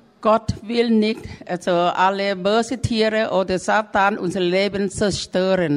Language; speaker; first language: German; non-native, learner; Thai